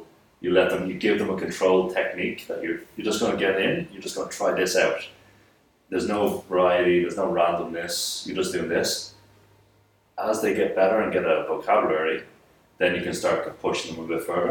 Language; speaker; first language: English; native; English